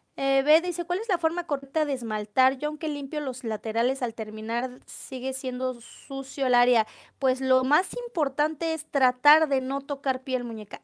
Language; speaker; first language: Spanish; native; Spanish